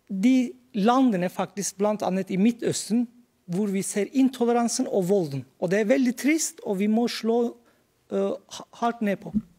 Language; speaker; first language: Norwegian; non-native, fluent; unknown